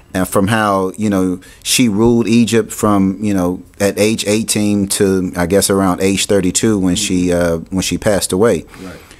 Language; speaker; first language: English; native; English